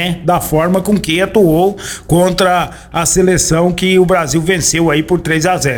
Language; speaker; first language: Portuguese; native; Portuguese